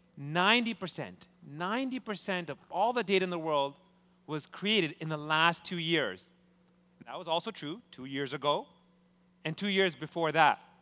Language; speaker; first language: English; native; English